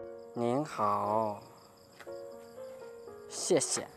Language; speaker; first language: Chinese; non-native, fluent; Hmong